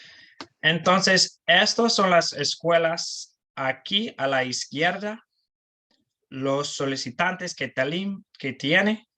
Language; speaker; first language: Spanish; non-native, learner; English